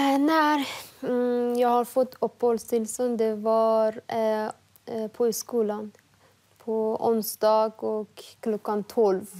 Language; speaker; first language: Swedish; non-native, learner; Persian